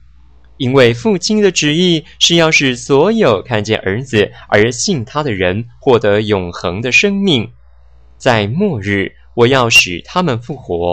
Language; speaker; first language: Chinese; native; Chinese